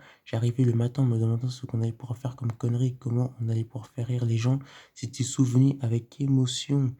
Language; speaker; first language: French; native; French